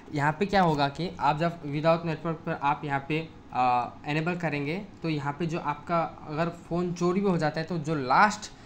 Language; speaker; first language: Hindi; native; Hindi